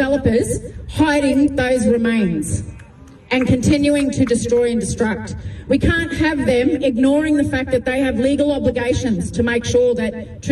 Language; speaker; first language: English; native; English